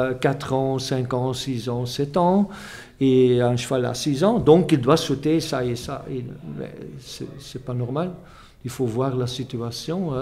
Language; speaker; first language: French; non-native, fluent; Dutch